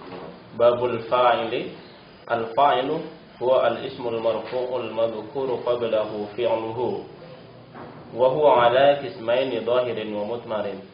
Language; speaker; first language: Arabic; non-native, learner; Indonesian